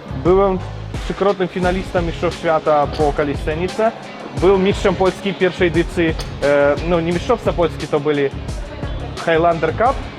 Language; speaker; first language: Polish; non-native, fluent; Russian